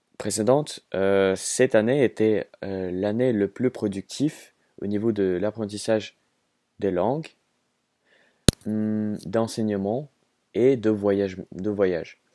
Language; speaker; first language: French; non-native, fluent; Russian